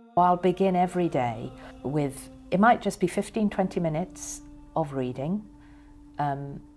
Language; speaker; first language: English; early bilingual, other home language; Persian